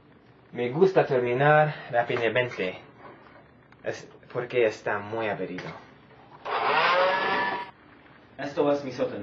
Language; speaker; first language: Spanish; non-native, learner; English